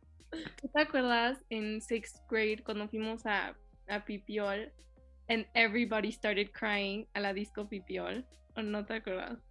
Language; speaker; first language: Spanish; early bilingual, heritage; Spanish